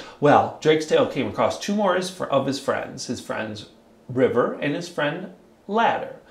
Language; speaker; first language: English; native; English